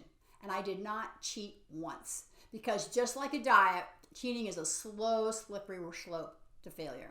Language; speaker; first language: English; native; English